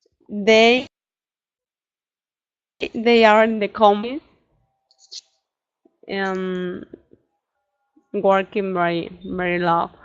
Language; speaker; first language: English; non-native, learner; Spanish